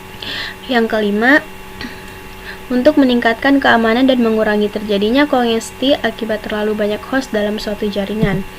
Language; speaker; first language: Indonesian; native; Indonesian